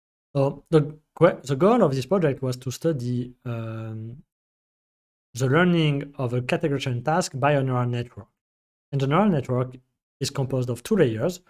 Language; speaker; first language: English; non-native, fluent; French